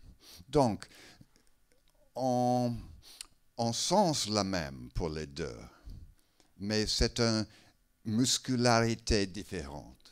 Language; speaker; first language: French; non-native, learner; English